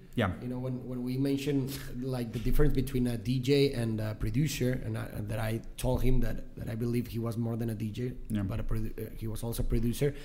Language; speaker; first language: English; non-native, fluent; Spanish